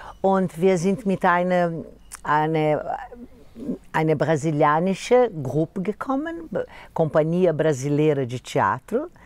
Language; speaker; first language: German; non-native, learner; Portuguese